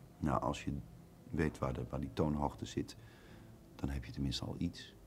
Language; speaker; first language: Dutch; native; Dutch